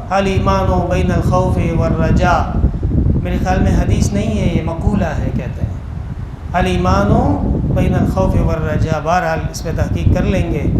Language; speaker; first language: Urdu; non-native, local second language; Pashto